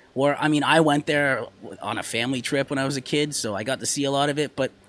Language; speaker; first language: English; native; English